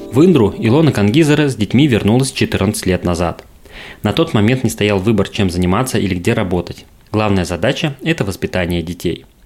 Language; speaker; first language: Russian; native; Russian